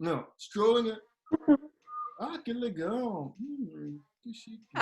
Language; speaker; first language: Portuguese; non-native, fluent; English